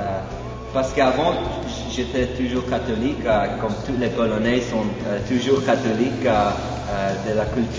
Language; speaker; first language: French; non-native, fluent; Polish